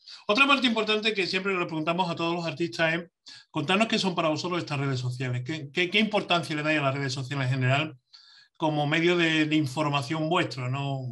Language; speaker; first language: Spanish; native; Spanish